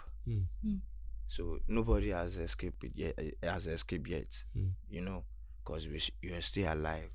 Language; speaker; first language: English; non-native, local second language; Yoruba